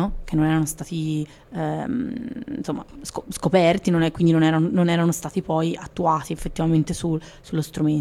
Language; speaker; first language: Italian; native; Italian